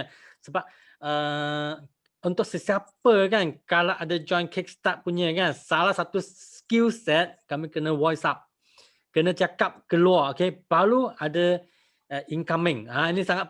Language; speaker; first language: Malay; non-native, local second language; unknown